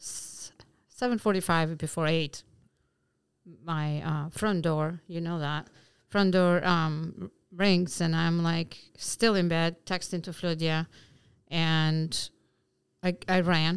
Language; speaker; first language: English; non-native, fluent; Albanian